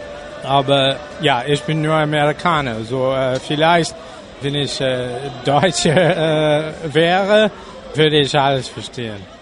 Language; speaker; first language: German; non-native, learner; English